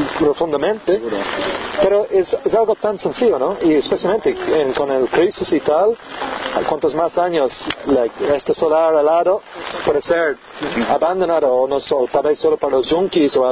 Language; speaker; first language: Spanish; non-native, learner; English